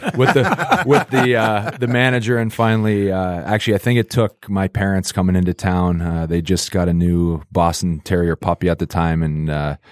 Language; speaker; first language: English; native; English